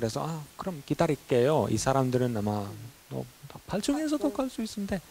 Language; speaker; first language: Korean; non-native, fluent; Finnish